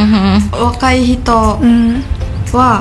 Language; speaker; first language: Japanese; non-native, learner; Indonesian